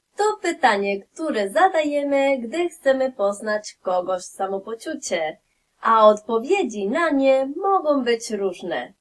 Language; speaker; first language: Polish; non-native, fluent; Spanish